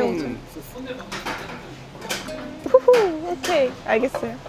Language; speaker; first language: Korean; non-native, fluent; Estonian